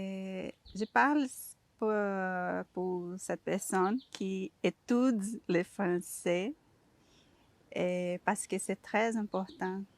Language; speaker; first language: French; non-native, learner; Portuguese